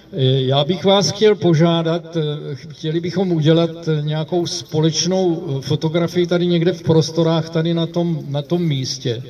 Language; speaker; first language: Czech; native; Czech